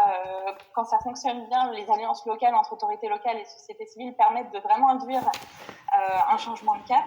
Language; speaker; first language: French; native; French